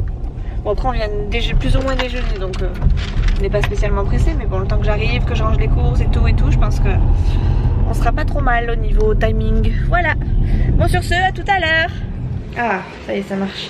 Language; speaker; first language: French; native; French